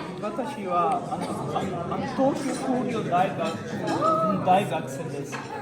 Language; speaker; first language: Japanese; non-native, learner; Urdu